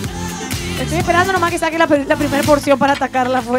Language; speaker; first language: Spanish; native; Spanish